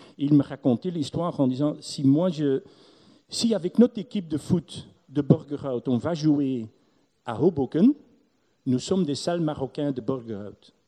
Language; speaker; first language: French; non-native, local second language; Dutch